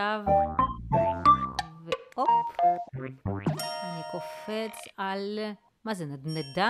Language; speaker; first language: Hebrew; native; Hebrew